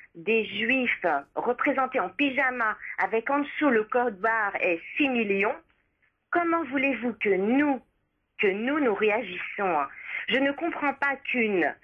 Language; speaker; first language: French; native; French